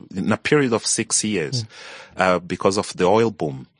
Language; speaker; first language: English; non-native, fluent; Portuguese